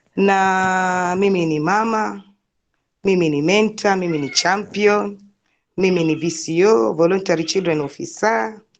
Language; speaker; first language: Swahili; native; Swahili